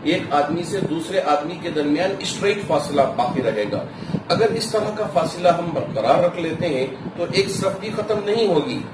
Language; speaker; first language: Hindi; non-native, local second language; Urdu